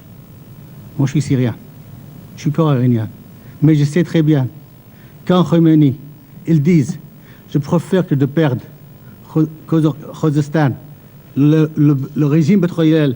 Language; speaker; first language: French; non-native, fluent; Arabic